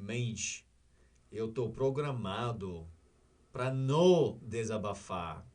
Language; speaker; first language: Portuguese; non-native, learner; English